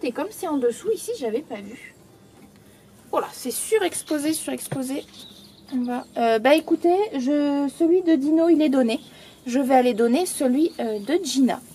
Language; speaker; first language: French; native; French